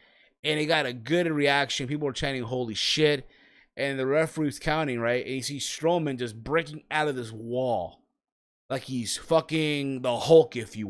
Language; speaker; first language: English; native; English